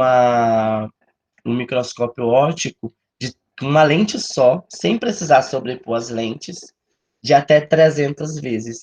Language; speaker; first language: Portuguese; native; Portuguese